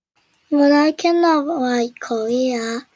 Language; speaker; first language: English; non-native, learner; Korean